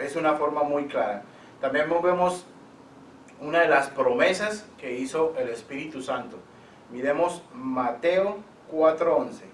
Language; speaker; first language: Spanish; native; Spanish